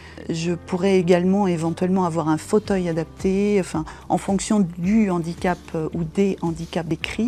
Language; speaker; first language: French; native; French